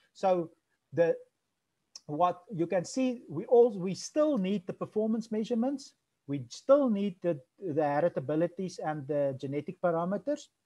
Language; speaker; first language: English; non-native, local second language; Afrikaans